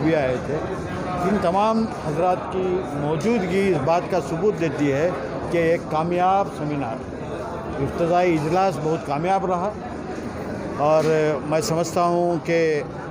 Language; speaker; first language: Urdu; native; Urdu